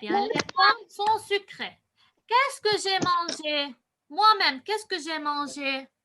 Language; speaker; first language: French; non-native, local second language; Arabic